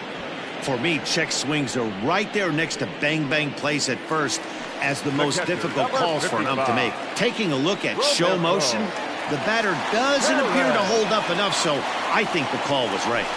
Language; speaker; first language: English; native; English